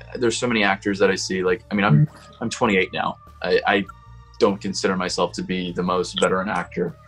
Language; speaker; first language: English; native; English